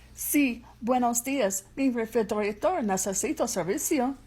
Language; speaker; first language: Spanish; non-native, learner; English